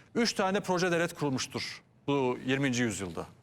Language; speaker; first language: Turkish; native; Turkish